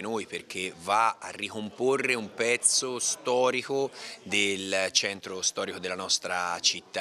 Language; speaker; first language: Italian; native; Italian